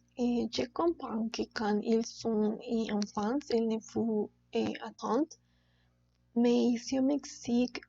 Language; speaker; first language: French; non-native, learner; Spanish